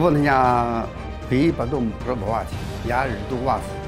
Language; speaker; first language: Russian; non-native, learner; Chinese